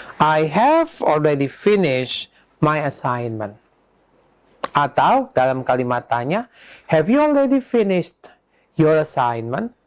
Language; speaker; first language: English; non-native, fluent; Indonesian